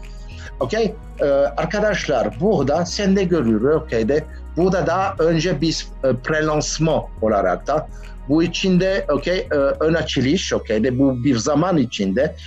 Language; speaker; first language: Turkish; non-native, learner; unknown